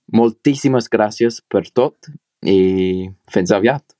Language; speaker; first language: Catalan; non-native, learner; English